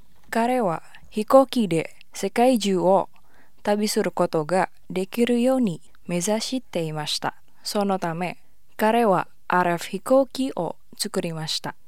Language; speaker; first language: Japanese; non-native, fluent; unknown